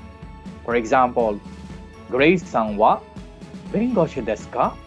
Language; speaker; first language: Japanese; non-native, fluent; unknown